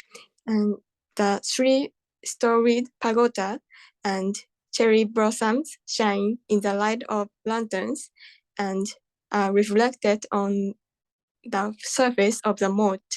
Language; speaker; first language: English; non-native, learner; Japanese